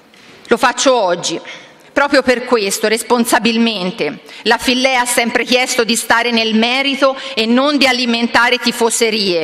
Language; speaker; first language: Italian; native; Italian